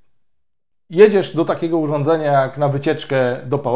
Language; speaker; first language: Polish; native; Polish